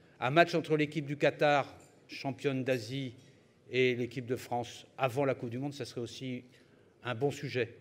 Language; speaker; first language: French; native; French